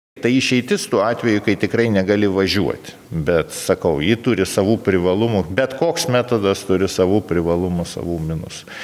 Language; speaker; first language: Lithuanian; native; Lithuanian